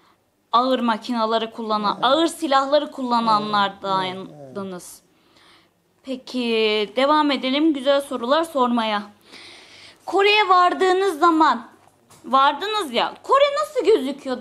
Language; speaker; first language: Turkish; native; Turkish